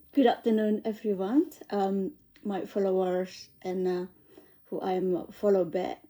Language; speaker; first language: English; non-native, learner; Indonesian